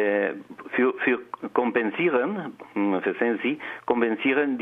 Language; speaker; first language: German; non-native, learner; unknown